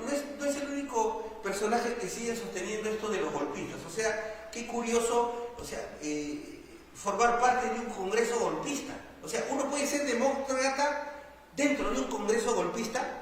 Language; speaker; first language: Spanish; native; Spanish